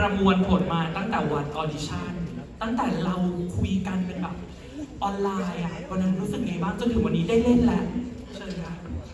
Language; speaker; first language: Thai; native; Thai